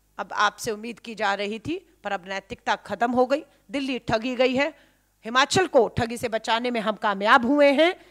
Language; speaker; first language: Hindi; native; Hindi